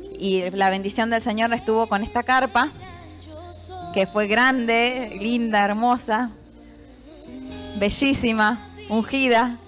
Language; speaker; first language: Spanish; native; Spanish